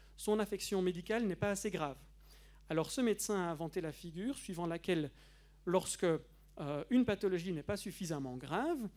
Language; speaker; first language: French; native; French